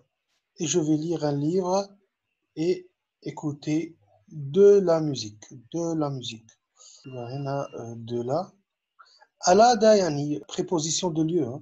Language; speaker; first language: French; non-native, fluent; Arabic